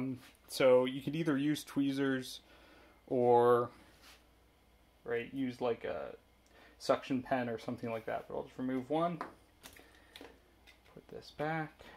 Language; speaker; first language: English; native; English